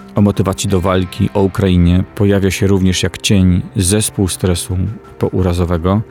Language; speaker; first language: Polish; native; Polish